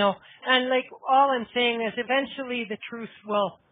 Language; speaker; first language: English; native; English